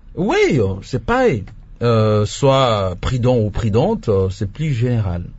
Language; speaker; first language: French; non-native, local second language; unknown